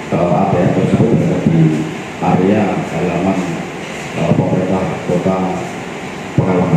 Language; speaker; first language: Indonesian; native; Indonesian